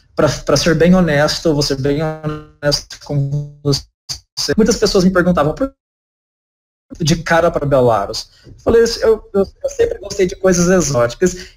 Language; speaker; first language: Portuguese; native; Portuguese